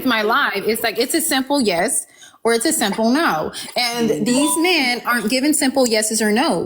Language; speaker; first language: English; native; English